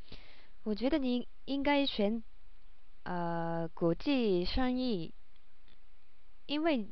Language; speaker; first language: Chinese; non-native, learner; Japanese